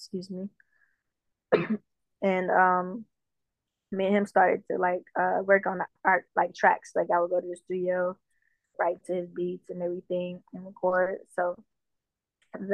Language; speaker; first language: English; native; English